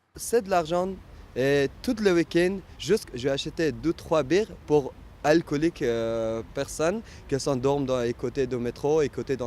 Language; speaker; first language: French; non-native, learner; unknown